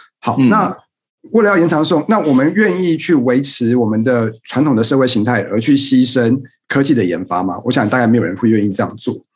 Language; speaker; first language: Chinese; native; Chinese